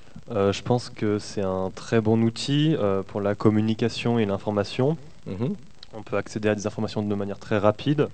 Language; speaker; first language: French; native; French